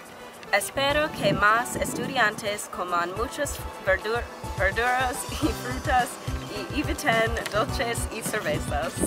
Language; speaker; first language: Spanish; non-native, learner; English